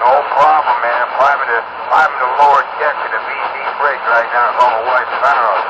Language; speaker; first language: English; native; English